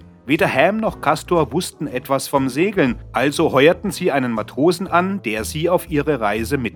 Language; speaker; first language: German; native; German